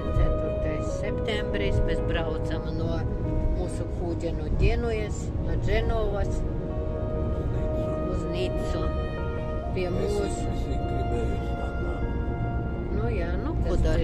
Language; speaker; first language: Latvian; non-native, local second language; Russian